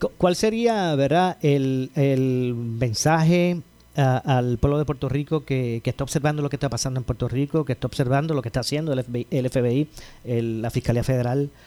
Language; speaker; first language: Spanish; native; Spanish